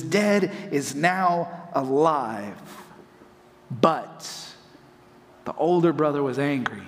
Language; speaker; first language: English; native; English